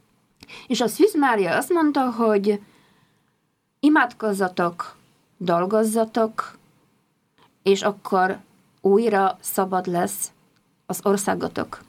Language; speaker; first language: Hungarian; non-native, fluent; Polish